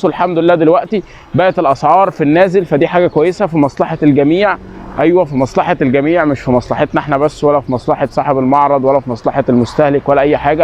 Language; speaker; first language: Arabic; native; Arabic